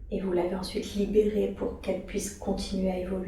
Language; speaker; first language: French; native; French